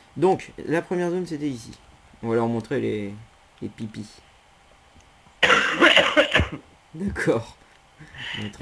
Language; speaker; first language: French; native; French